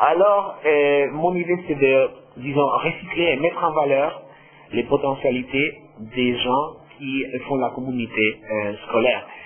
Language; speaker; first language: French; non-native, fluent; Spanish